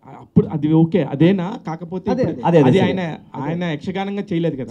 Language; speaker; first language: Telugu; native; Telugu